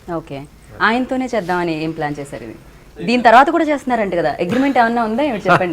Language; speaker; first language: Telugu; native; Telugu